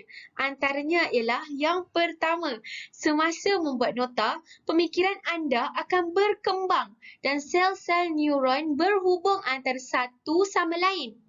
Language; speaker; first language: Malay; native; Malay